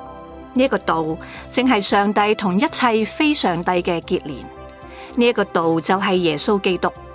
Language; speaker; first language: Chinese; non-native, local second language; Cantonese